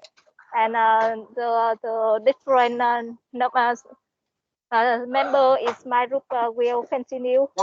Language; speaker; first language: English; non-native, learner; Vietnamese